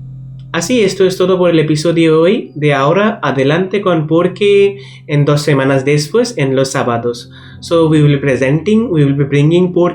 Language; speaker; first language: Spanish; non-native, learner; Bangla